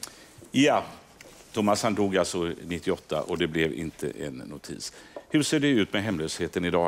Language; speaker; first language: Swedish; native; Swedish